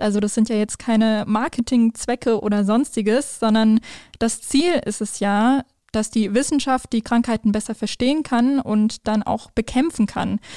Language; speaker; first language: German; native; German